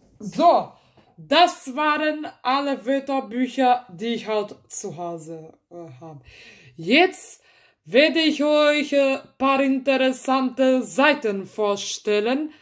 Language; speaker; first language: German; early bilingual, other home language; Macedonian